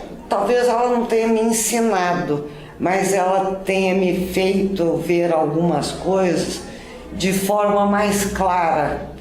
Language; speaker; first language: Portuguese; native; Portuguese